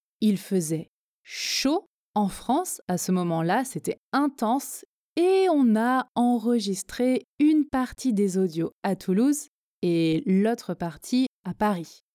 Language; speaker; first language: French; native; French